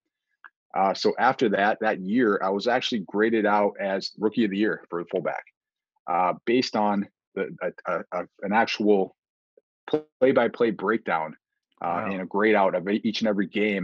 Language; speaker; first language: English; native; English